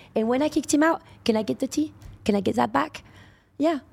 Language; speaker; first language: English; non-native, fluent; French